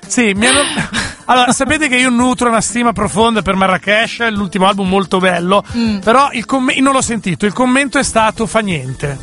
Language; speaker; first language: Italian; native; Italian